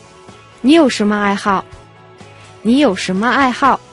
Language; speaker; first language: Chinese; non-native, fluent; Mongolian